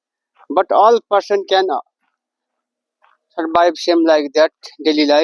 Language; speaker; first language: English; non-native, learner; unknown